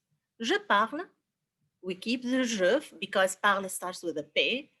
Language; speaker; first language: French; non-native, fluent; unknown